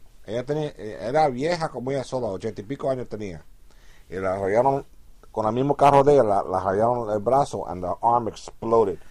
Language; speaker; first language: Spanish; early bilingual, heritage; Spanish